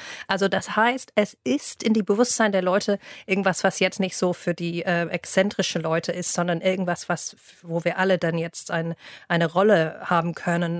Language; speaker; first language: German; non-native, fluent; English